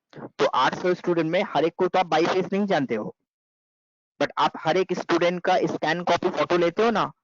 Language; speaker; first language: Hindi; non-native, local second language; Bangla